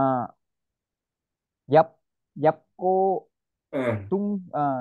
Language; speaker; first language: Korean; non-native, learner; Vietnamese